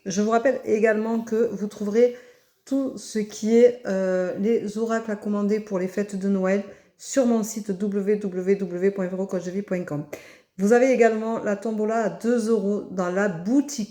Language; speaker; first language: French; native; French